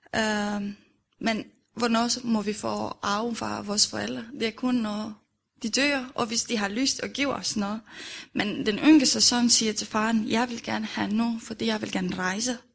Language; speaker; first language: Danish; non-native, fluent; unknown